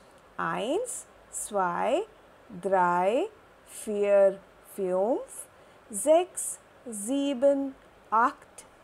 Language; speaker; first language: German; non-native, fluent; Hindi